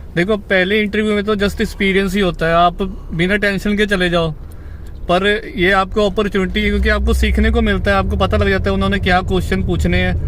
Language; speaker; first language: Hindi; non-native, local second language; Punjabi